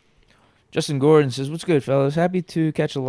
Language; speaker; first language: English; native; English